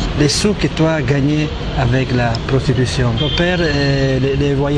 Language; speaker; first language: French; non-native, learner; Italian